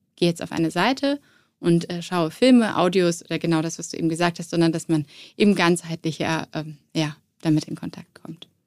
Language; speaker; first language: German; native; German